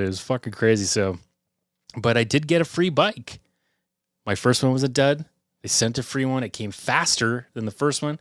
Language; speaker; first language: English; native; English